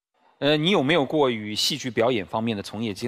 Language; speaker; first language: Chinese; native; Chinese